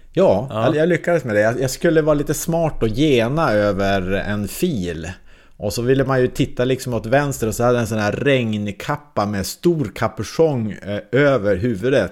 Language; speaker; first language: Swedish; native; Swedish